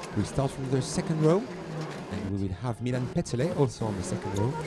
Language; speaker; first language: English; non-native, fluent; French